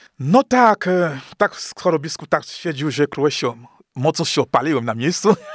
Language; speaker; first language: Polish; non-native, fluent; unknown